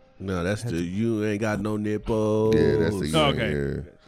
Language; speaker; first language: English; native; English